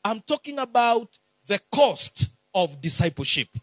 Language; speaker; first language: English; non-native, local second language; Swahili